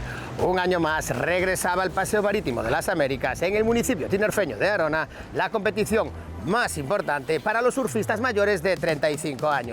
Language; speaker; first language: Spanish; native; Spanish